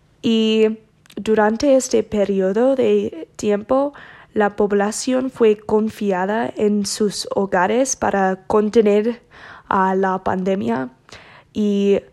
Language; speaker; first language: Spanish; non-native, learner; English